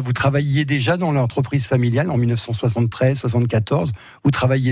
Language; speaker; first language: French; native; French